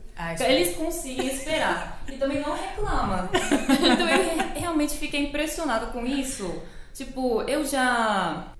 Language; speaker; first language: Portuguese; non-native, fluent; Korean